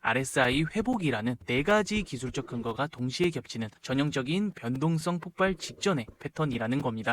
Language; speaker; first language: Korean; native; Korean